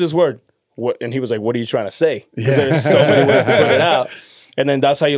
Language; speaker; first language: English; non-native, fluent; Spanish